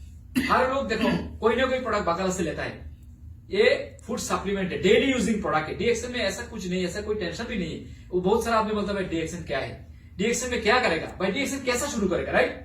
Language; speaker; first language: Hindi; non-native, learner; Bangla